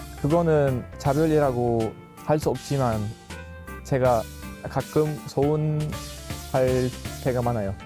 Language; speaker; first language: Korean; non-native, fluent; Uzbek